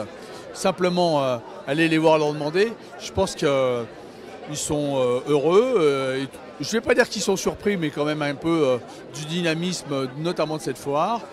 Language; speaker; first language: French; native; French